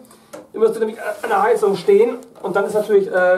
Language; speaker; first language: German; native; German